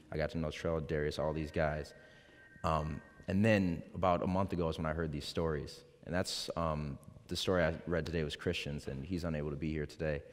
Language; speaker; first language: English; native; English